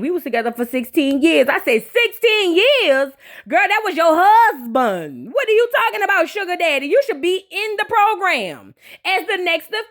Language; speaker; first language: English; native; English